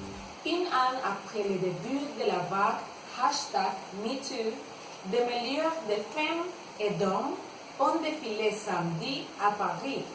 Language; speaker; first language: French; non-native, learner; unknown